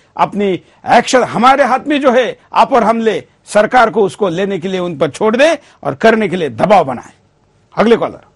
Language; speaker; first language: Hindi; non-native, local second language; Marathi